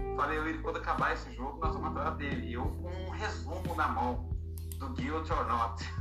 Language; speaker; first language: Portuguese; native; Portuguese